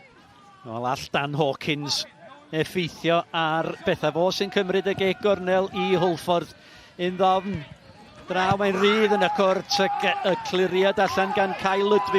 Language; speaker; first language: Welsh; native; Welsh